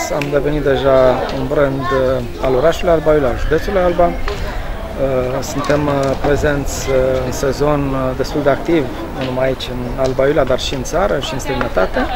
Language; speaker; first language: Romanian; native; Romanian